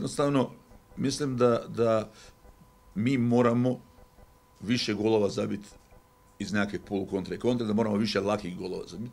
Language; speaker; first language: Croatian; native; Croatian